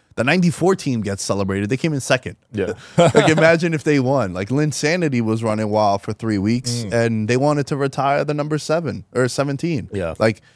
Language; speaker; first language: English; native; English